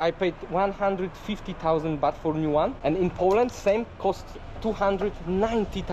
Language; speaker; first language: English; non-native, fluent; Polish